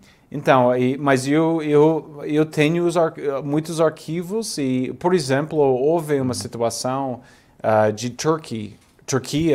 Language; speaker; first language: Portuguese; non-native, fluent; English